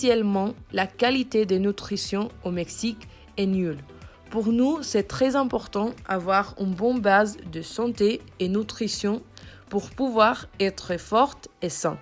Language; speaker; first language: French; non-native, learner; Spanish